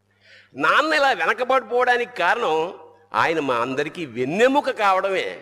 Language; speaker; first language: Telugu; native; Telugu